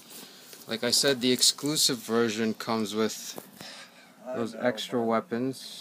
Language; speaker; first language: English; native; English